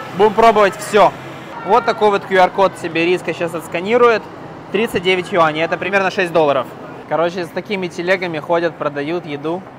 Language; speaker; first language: Russian; native; Russian